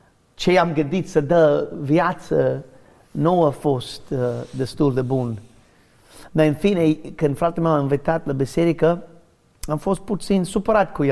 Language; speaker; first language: Romanian; non-native, learner; English